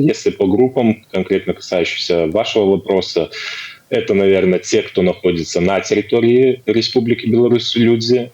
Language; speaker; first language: Russian; native; Russian